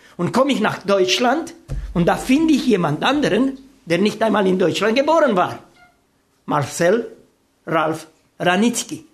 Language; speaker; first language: German; non-native, fluent; Romanian